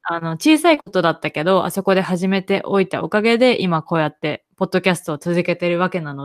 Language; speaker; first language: Japanese; native; Japanese